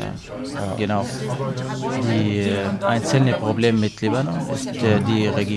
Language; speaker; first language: German; non-native, learner; Arabic